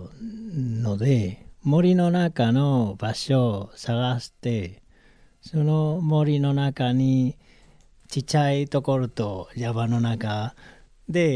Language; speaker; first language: Japanese; non-native, learner; Spanish